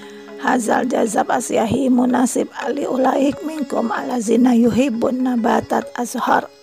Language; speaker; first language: Arabic; non-native, fluent; Indonesian